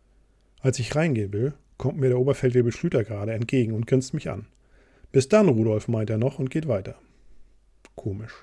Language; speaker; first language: German; native; German